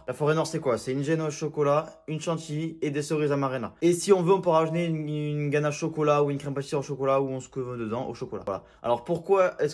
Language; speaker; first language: French; native; French